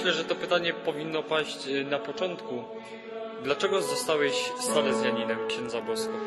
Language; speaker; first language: Polish; native; Polish